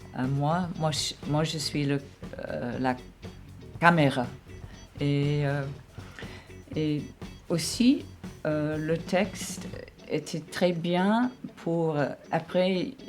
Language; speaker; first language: French; non-native, fluent; English